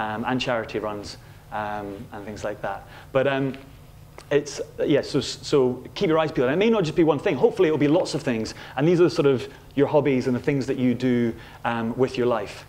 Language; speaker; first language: English; native; English